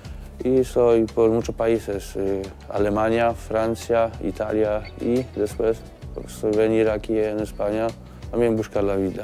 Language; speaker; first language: Spanish; non-native, learner; Polish